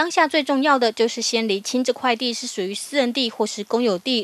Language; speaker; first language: Chinese; native; Chinese